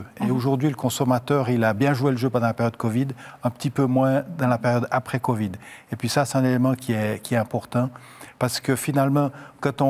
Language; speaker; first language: French; native; French